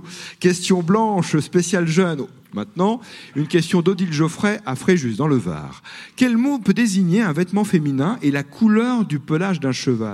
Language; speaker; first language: French; native; French